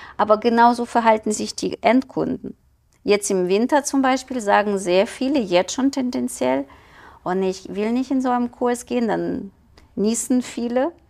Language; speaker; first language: German; non-native, fluent; Ukrainian